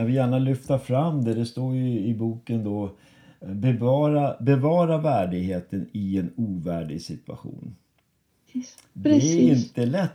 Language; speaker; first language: Swedish; native; Swedish